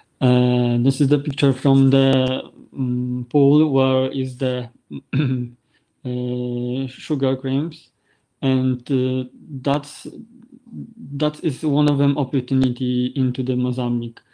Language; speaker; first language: English; non-native, learner; Polish